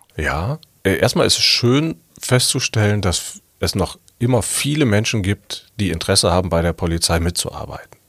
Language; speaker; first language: German; native; German